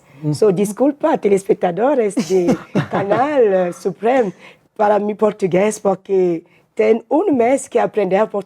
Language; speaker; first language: Portuguese; non-native, learner; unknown